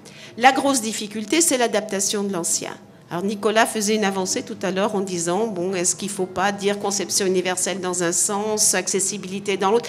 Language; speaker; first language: French; native; French